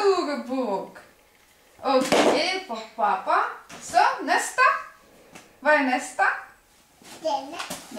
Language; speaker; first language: Swedish; non-native, fluent; Russian